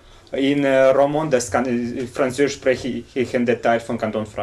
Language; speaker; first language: German; non-native, fluent; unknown